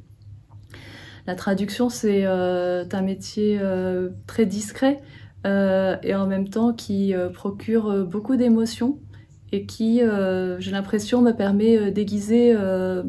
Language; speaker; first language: French; native; French